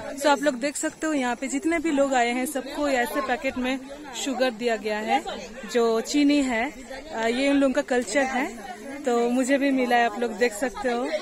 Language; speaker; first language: Hindi; non-native, local second language; Santali